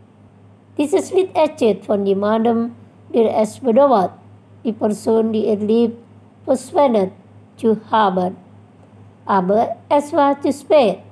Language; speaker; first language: German; non-native, fluent; Indonesian